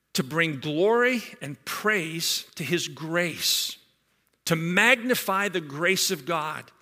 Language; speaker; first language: English; native; English